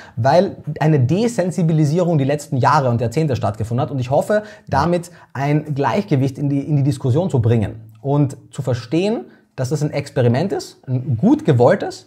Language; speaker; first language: German; native; German